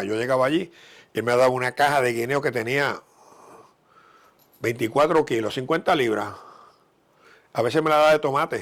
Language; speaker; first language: Spanish; native; Spanish